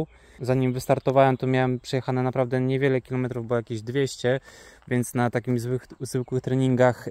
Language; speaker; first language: Polish; native; Polish